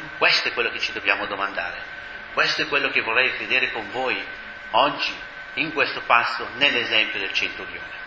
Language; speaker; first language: Italian; native; Italian